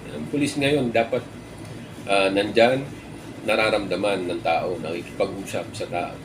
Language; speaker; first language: Filipino; native; Filipino